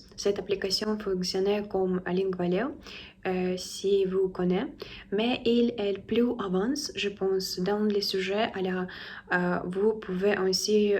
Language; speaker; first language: French; non-native, learner; Russian